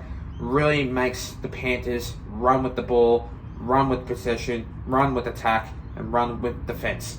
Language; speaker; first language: English; native; English